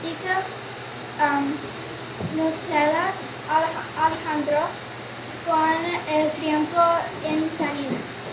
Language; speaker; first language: Spanish; non-native, learner; English